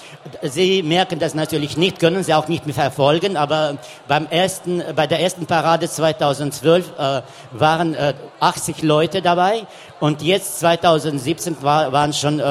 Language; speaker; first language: German; non-native, fluent; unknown